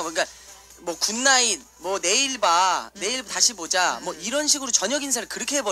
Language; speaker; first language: Korean; native; Korean